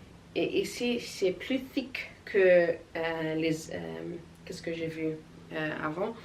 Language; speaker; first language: French; non-native, learner; English